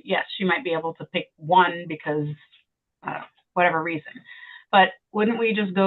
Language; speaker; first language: English; native; English